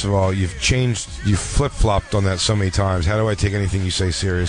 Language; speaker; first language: English; native; English